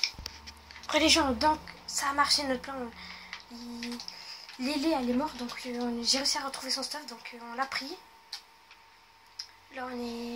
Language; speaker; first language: French; native; French